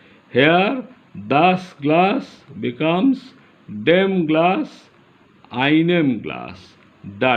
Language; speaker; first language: German; non-native, learner; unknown